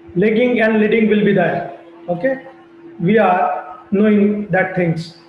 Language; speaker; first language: English; non-native, local second language; Gujarati